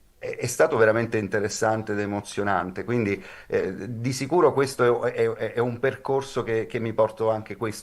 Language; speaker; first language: Italian; native; Italian